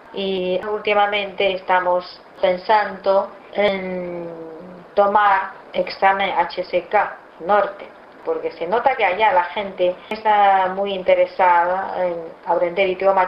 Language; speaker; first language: Spanish; non-native, fluent; Chinese